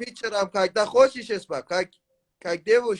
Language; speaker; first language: Russian; non-native, learner; Tajik